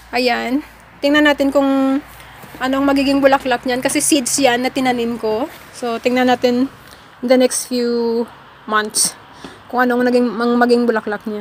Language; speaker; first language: Filipino; non-native, local second language; Hiligaynon